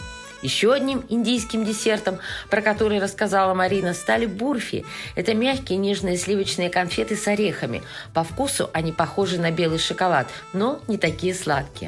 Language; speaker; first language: Russian; native; Russian